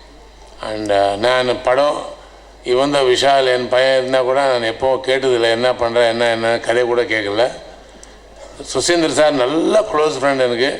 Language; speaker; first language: Tamil; non-native, learner; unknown